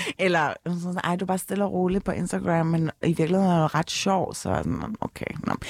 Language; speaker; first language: Danish; early bilingual, other home language; Turkish